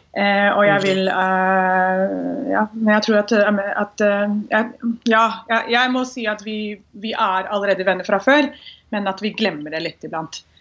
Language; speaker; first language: Norwegian; non-native, fluent; English